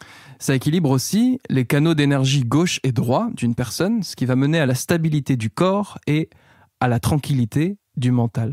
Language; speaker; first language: French; native; French